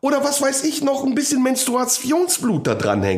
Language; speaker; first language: German; native; German